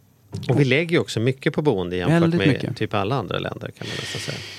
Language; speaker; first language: Swedish; native; Swedish